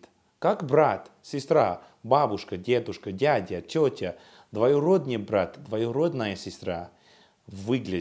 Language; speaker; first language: Russian; non-native, fluent; English